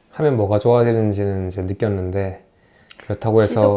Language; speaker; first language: Korean; native; Korean